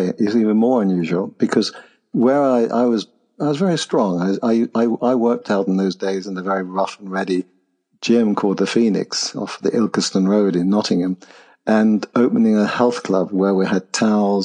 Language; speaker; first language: English; native; English